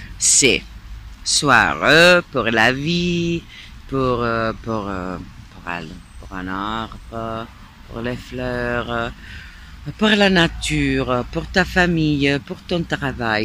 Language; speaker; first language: French; non-native, fluent; Serbian